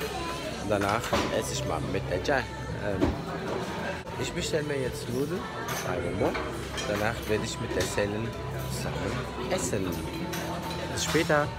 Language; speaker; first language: German; early bilingual, other home language; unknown